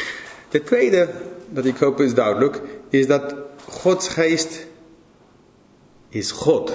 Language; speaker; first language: Dutch; non-native, fluent; English